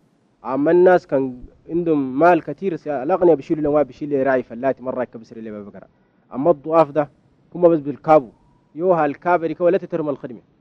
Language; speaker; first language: Arabic; native; Arabic